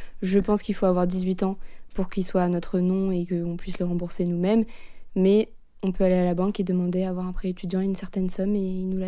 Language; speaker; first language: French; native; French